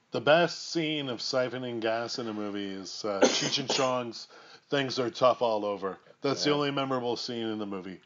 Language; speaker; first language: English; native; English